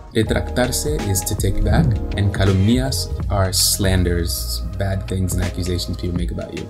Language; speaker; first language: English; native; English